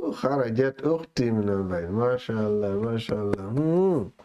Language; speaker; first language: Arabic; non-native, fluent; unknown